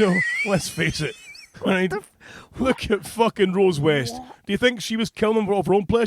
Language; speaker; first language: English; native; English